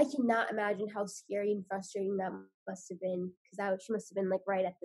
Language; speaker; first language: English; native; English